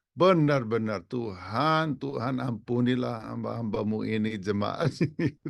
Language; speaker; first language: Indonesian; non-native, fluent; English